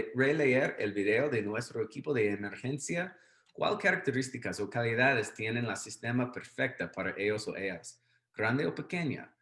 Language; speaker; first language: Spanish; non-native, learner; English